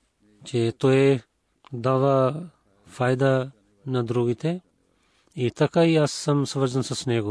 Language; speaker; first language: Bulgarian; non-native, fluent; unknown